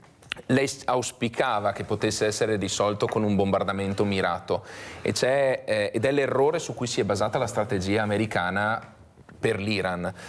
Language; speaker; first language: Italian; native; Italian